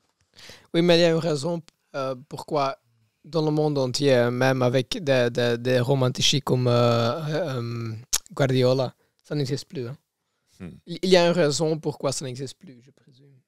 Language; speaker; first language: French; non-native, local second language; Dutch